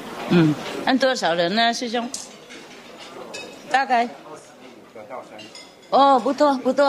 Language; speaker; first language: Chinese; non-native, fluent; Vietnamese